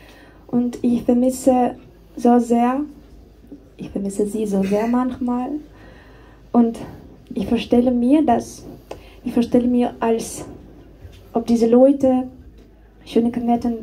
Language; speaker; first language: German; non-native, learner; Russian